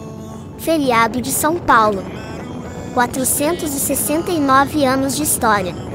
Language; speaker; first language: Portuguese; non-native, fluent; Korean